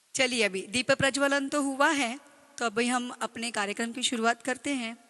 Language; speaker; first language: Hindi; non-native, local second language; Marathi